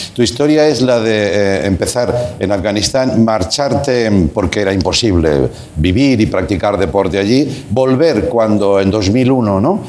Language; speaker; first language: Spanish; non-native, local second language; Catalan